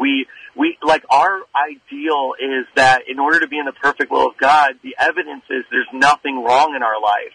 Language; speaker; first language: English; native; English